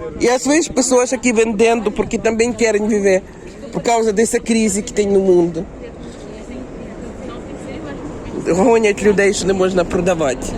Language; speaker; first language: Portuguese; non-native, learner; Ukrainian